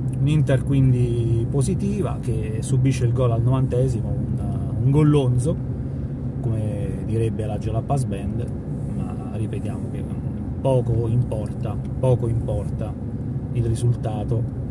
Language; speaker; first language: Italian; native; Italian